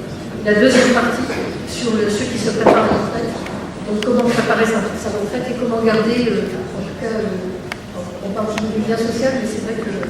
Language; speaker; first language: French; native; French